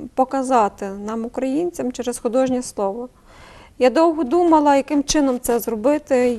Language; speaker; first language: Ukrainian; native; Ukrainian